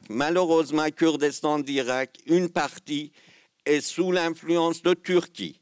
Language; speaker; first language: French; non-native, fluent; Kurdish